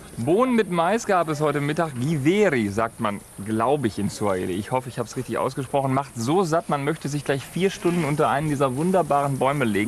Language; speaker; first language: German; native; German